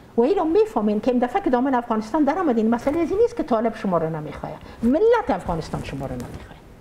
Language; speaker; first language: Persian; native; Persian